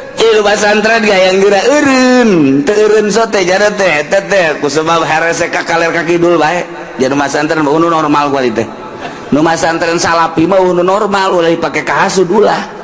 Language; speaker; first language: Sundanese; native; Sundanese